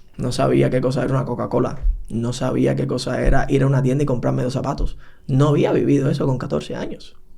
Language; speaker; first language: Spanish; native; Spanish